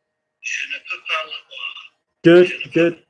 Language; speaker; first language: French; non-native, learner; English